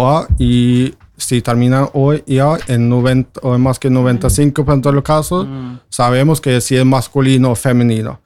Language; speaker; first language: Spanish; non-native, fluent; Norwegian